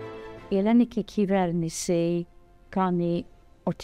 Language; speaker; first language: Greek; non-native, fluent; English